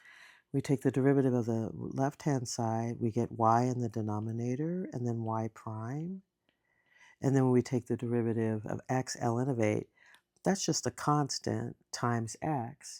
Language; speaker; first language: English; native; English